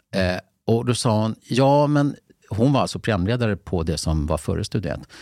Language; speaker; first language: Swedish; native; Swedish